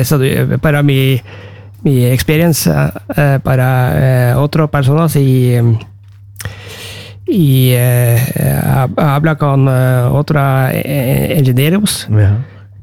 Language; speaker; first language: Spanish; non-native, learner; Norwegian